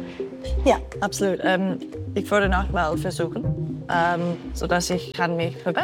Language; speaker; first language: German; non-native, fluent; English